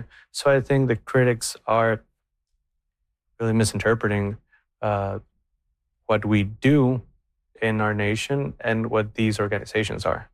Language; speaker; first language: English; non-native, fluent; Spanish